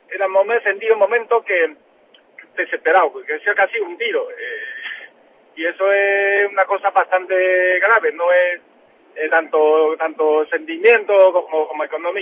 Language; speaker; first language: Spanish; non-native, learner; Chinese